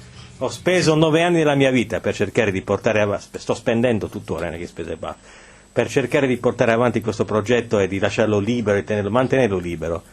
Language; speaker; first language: Italian; native; Italian